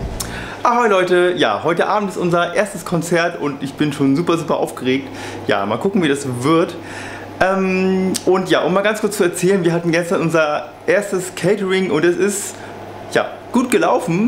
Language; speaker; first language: German; native; German